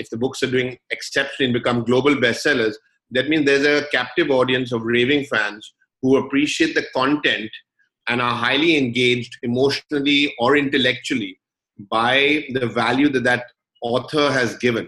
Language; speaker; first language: English; native; English